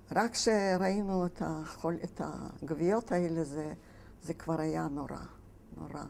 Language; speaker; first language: Hebrew; non-native, fluent; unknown